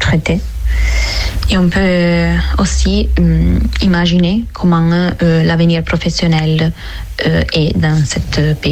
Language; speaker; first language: French; non-native, fluent; Italian